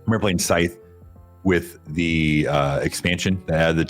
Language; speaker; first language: English; native; English